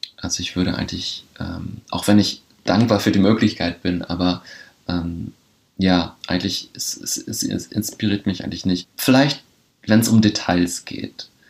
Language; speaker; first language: German; early bilingual, other home language; Polish